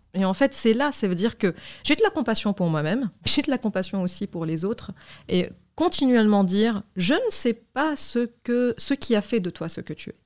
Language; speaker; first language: French; non-native, local second language; Arabic